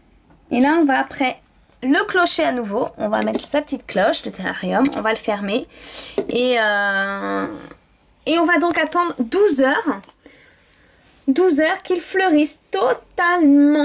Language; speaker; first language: French; native; French